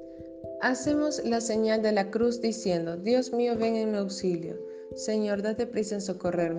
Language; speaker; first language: Spanish; native; Spanish